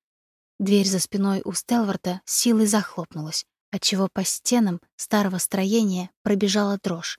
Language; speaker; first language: Russian; native; Russian